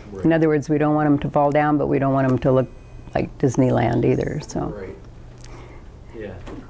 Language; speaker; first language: English; native; English